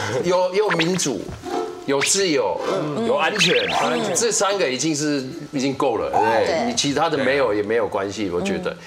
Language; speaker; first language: Chinese; non-native, fluent; German